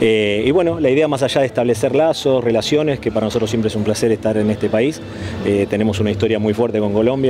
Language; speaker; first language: Spanish; native; Spanish